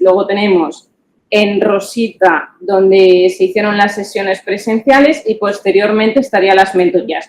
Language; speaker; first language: Spanish; native; Spanish